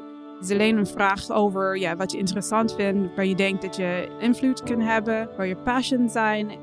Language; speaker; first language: Dutch; non-native, fluent; English